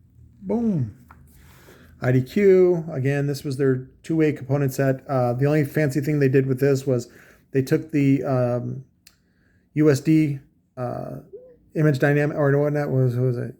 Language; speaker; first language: English; native; English